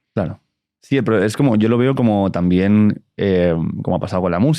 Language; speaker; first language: Spanish; native; Spanish